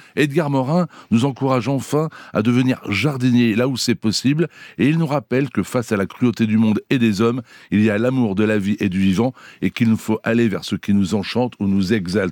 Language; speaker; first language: French; native; French